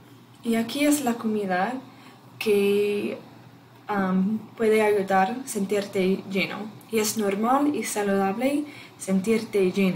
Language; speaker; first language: Spanish; non-native, fluent; English